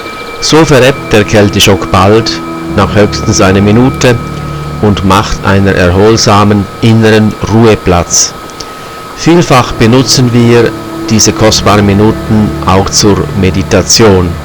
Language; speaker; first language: German; native; German